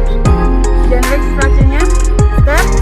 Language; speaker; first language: English; non-native, fluent; Indonesian